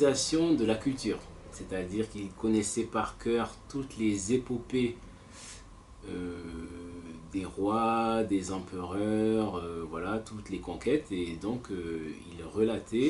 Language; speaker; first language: French; native; French